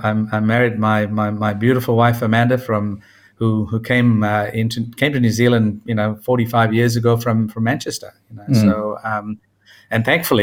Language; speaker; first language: English; non-native, local second language; Tamil